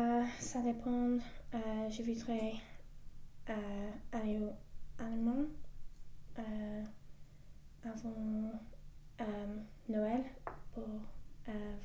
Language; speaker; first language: French; non-native, learner; English